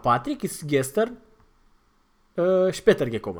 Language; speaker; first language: German; non-native, fluent; Romanian